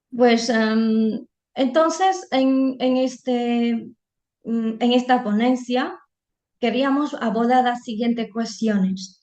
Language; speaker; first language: Spanish; non-native, fluent; Vietnamese